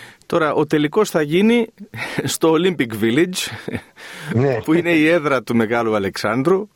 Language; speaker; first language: Greek; native; Greek